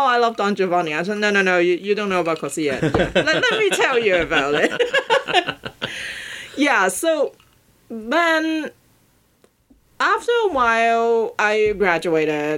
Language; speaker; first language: English; non-native, local second language; Cantonese